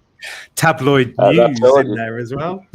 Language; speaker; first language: English; native; English